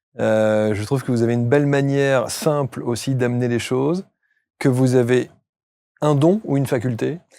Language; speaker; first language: French; native; French